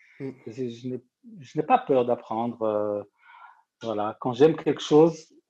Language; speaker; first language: French; non-native, local second language; Arabic